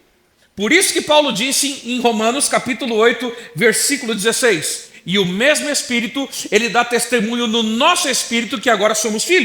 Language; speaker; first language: Portuguese; native; Portuguese